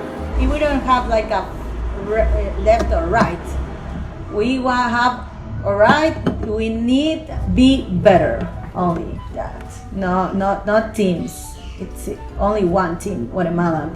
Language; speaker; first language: English; non-native, learner; Spanish